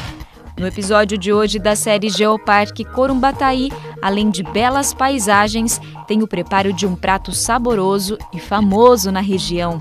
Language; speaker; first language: Portuguese; native; Portuguese